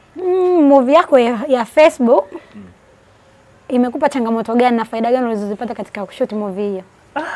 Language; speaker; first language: Swahili; native; Swahili